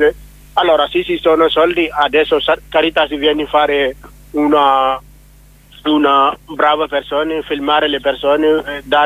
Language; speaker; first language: Italian; non-native, learner; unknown